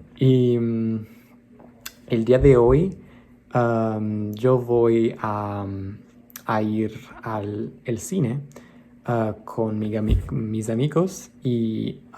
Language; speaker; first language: Spanish; non-native, learner; Italian